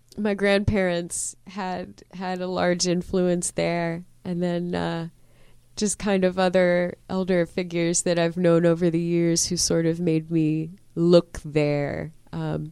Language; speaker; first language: English; native; English